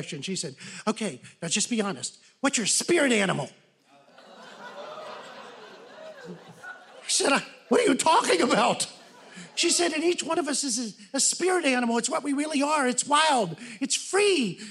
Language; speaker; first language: English; native; English